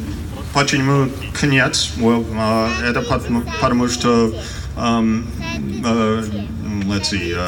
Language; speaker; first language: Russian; non-native, learner; English